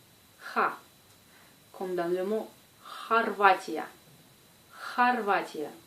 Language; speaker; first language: French; non-native, fluent; Russian